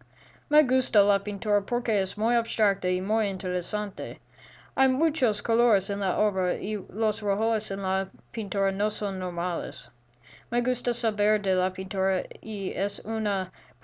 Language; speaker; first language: Spanish; non-native, learner; English